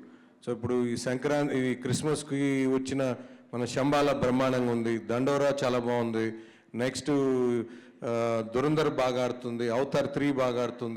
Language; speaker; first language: Telugu; native; Telugu